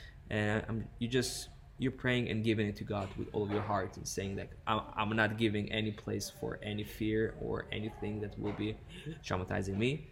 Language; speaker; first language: English; non-native, fluent; Hebrew